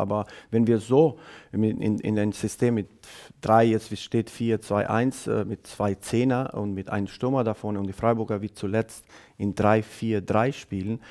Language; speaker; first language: German; non-native, learner; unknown